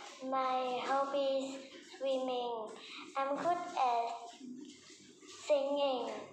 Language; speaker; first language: English; non-native, learner; Vietnamese